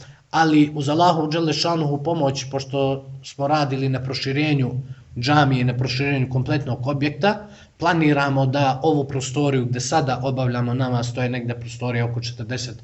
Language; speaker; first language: Bosnian; native; Bosnian